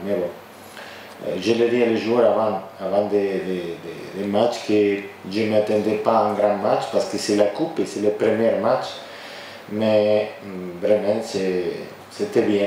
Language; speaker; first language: French; non-native, fluent; Spanish